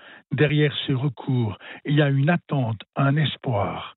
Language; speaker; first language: French; native; French